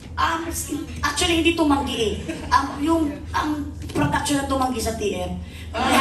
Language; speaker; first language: Filipino; non-native, local second language; Cebuano